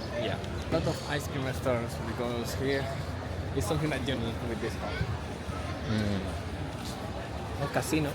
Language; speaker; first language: English; non-native, fluent; Spanish